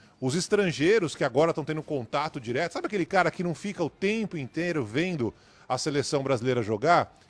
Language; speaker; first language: Portuguese; native; Portuguese